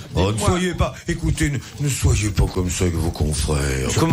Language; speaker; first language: French; native; French